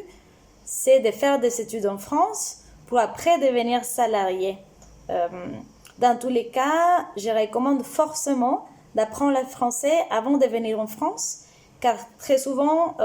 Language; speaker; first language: French; non-native, fluent; Spanish